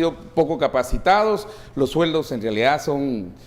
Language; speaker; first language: Spanish; native; Spanish